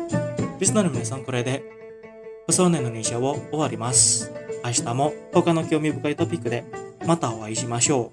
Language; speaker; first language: Japanese; non-native, fluent; Indonesian